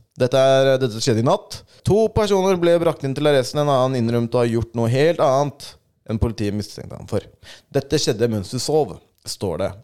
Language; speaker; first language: Norwegian; native; Norwegian